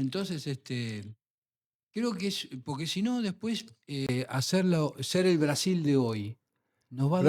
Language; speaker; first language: Spanish; native; Spanish